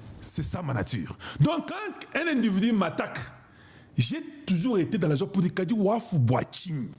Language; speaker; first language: French; non-native, local second language; Lingala